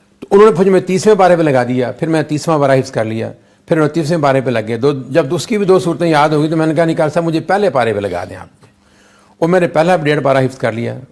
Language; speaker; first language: Urdu; non-native, local second language; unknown